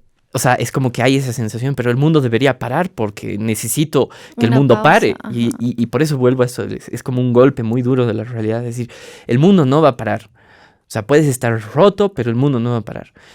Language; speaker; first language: Spanish; native; Spanish